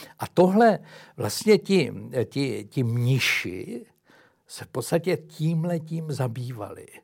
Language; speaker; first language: Czech; native; Czech